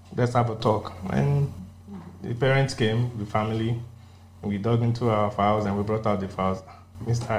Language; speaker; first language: English; non-native, local second language; Yoruba